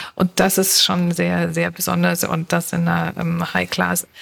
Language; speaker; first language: German; native; German